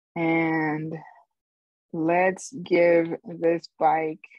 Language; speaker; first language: English; non-native, fluent; Spanish